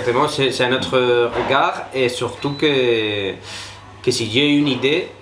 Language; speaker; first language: French; non-native, fluent; Spanish